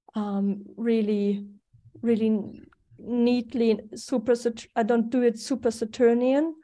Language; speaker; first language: English; non-native, fluent; German